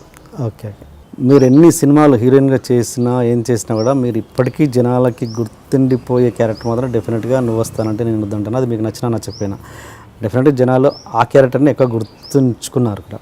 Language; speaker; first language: Telugu; native; Telugu